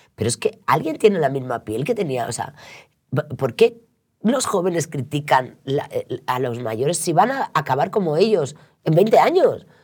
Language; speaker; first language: Spanish; non-native, local second language; Catalan